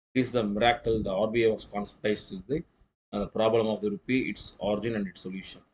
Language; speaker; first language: English; non-native, local second language; Tamil